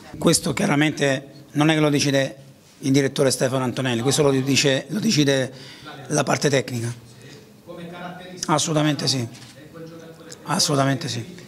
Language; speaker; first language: Italian; native; Italian